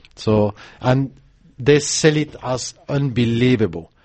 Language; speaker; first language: English; non-native, fluent; French